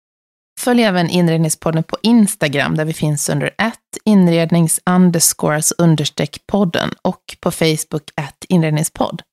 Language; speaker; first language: Swedish; native; Swedish